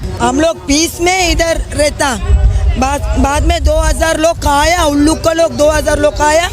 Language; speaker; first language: Hindi; non-native, learner; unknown